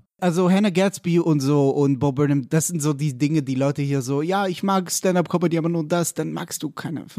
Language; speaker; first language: German; non-native, fluent; Hebrew